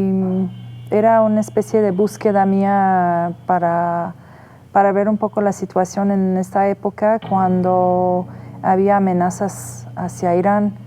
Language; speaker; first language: Spanish; non-native, fluent; Persian